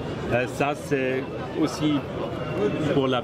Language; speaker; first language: French; non-native, learner; German